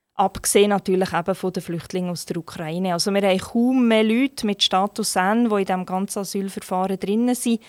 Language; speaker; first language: German; non-native, fluent; Turkish